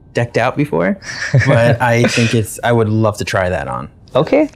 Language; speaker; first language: English; native; English